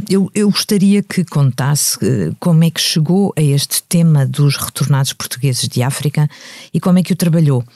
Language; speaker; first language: Portuguese; native; Portuguese